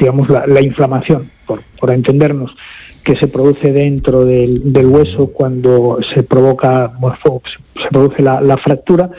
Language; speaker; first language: Spanish; native; Spanish